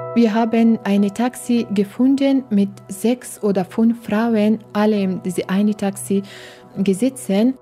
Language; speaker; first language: German; non-native, learner; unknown